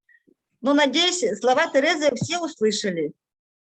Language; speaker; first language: Russian; native; Russian